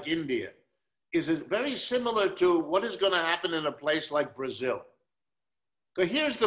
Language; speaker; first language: English; early bilingual, other home language; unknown